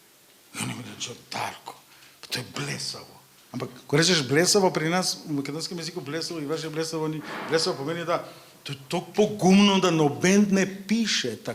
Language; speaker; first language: Slovenian; non-native, fluent; Macedonian